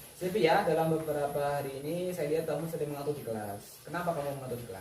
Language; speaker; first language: Indonesian; non-native, local second language; Javanese